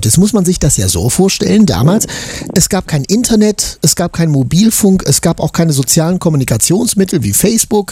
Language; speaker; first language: German; native; German